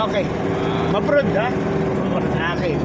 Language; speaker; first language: Arabic; non-native, learner; Filipino